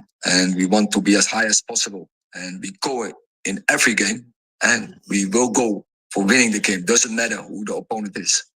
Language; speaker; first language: English; non-native, fluent; Dutch